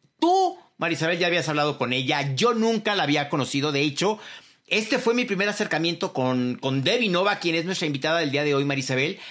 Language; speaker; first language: Spanish; native; Spanish